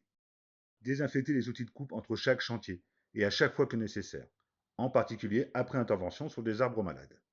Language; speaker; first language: French; native; French